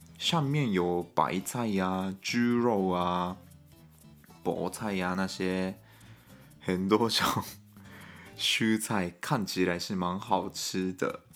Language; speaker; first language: Chinese; non-native, fluent; Japanese